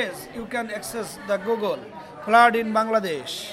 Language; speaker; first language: English; non-native, learner; Bangla